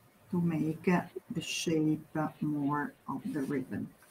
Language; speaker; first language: English; non-native, fluent; Italian